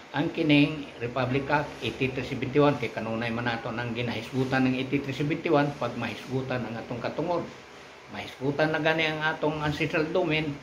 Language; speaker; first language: Cebuano; non-native, local second language; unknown